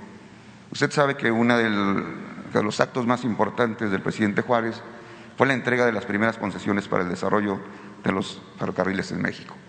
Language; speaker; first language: Spanish; native; Spanish